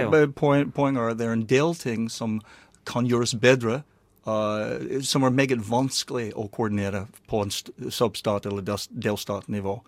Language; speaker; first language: Norwegian; non-native, learner; English